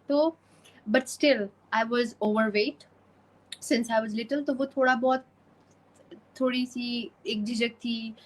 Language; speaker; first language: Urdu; native; Urdu